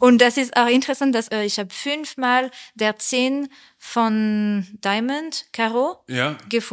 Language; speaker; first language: German; non-native, learner; French